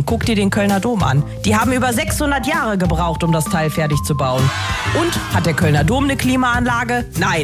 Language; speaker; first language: German; native; German